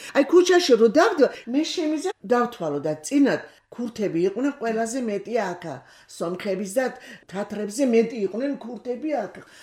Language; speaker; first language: Georgian; non-native, local second language; Kurdish